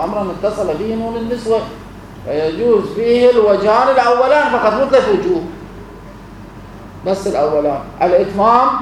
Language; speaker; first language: Arabic; native; Arabic